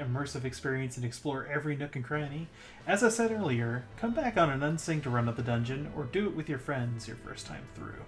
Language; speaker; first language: English; native; English